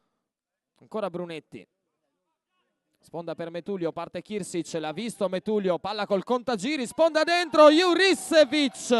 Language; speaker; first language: Italian; native; Italian